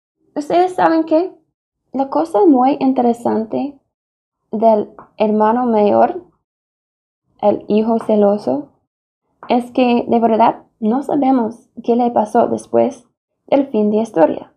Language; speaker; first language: Spanish; non-native, fluent; English